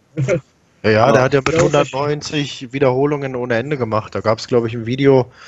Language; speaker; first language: German; native; German